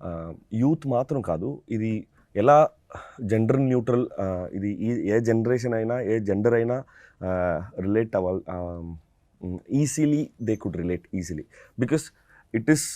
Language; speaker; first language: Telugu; non-native, fluent; Tamil